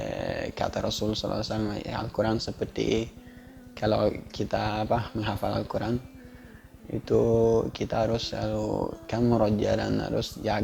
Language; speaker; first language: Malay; non-native, fluent; Swedish